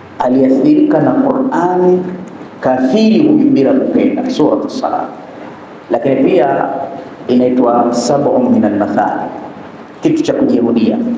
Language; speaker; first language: Swahili; native; Swahili